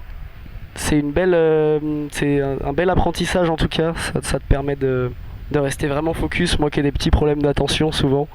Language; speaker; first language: French; native; French